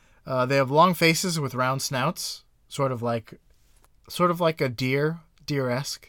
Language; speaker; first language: English; native; English